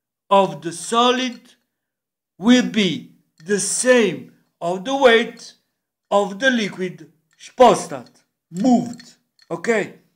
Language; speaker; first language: English; non-native, learner; Italian